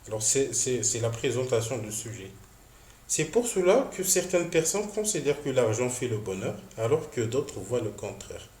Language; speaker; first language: French; non-native, local second language; Arabic